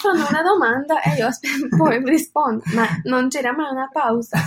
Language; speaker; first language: Italian; native; Italian